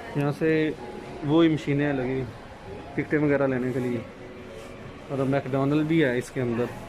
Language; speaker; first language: Urdu; non-native, local second language; Punjabi